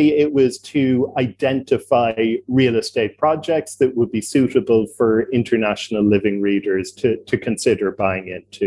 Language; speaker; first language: English; native; English